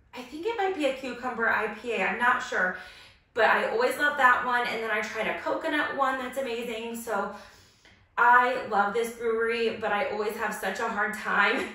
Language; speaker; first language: English; native; English